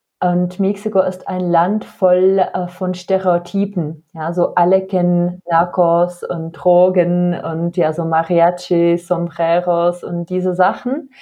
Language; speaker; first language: German; non-native, fluent; Czech